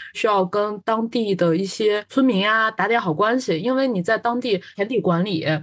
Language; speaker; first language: Chinese; native; Chinese